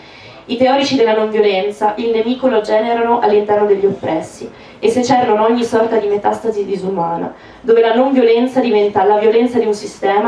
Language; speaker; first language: Italian; native; Italian